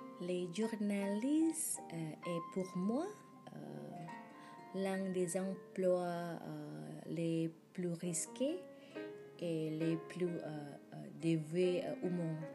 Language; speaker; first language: French; non-native, learner; Indonesian